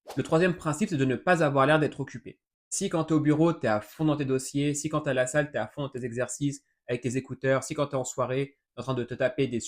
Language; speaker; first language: French; native; French